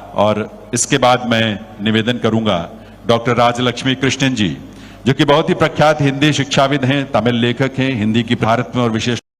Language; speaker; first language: Hindi; native; Hindi